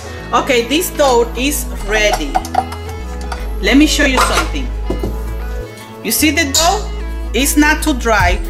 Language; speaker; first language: English; non-native, fluent; Spanish